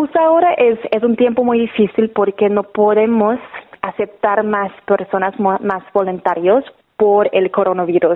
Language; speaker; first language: Spanish; non-native, fluent; English